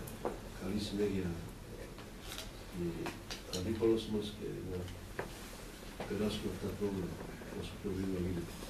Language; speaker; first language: Greek; non-native, fluent; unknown